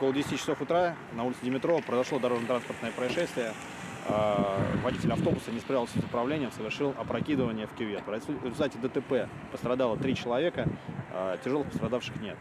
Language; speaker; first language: Russian; native; Russian